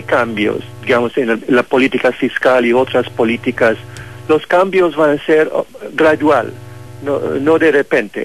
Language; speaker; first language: Spanish; non-native, fluent; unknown